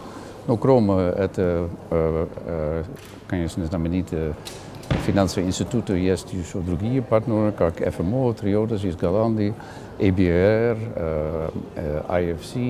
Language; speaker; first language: Russian; non-native, learner; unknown